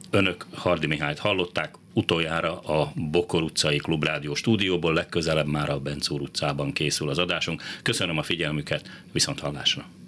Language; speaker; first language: Hungarian; native; Hungarian